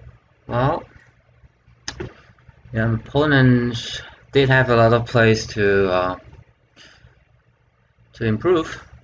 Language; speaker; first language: English; non-native, fluent; Chinese